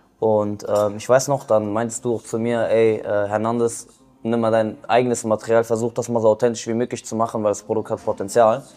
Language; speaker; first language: German; early bilingual, other home language; Kurdish